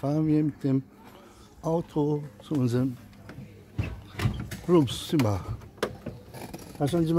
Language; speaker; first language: German; early bilingual, heritage; Turkish